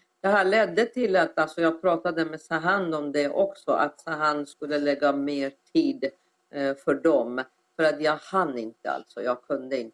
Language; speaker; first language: Swedish; non-native, fluent; Persian